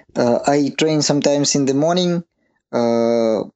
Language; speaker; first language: English; non-native, learner; Russian